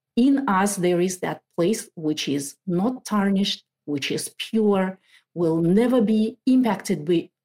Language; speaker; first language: English; non-native, fluent; Kazakh